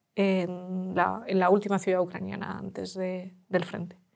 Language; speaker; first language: Spanish; early bilingual, other home language; Russian